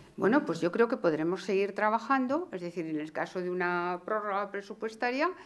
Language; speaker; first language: Spanish; native; Spanish